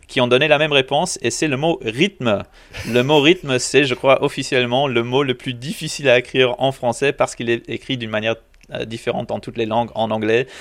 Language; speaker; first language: French; non-native, local second language; English